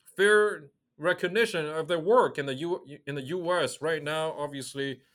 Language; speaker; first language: English; non-native, fluent; Chinese